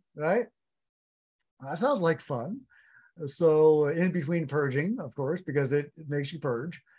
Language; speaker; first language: English; native; English